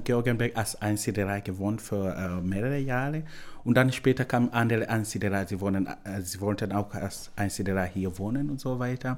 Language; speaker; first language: German; non-native, learner; Swahili